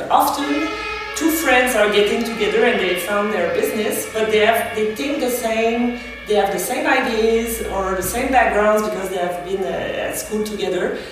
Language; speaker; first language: English; non-native, fluent; French